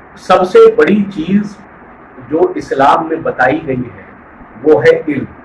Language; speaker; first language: Hindi; non-native, local second language; Urdu